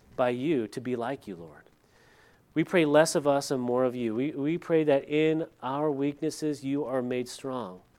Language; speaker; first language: English; early bilingual, other home language; Dutch